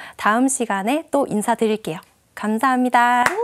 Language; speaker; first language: Korean; native; Korean